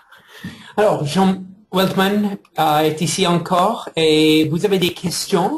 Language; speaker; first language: French; non-native, fluent; English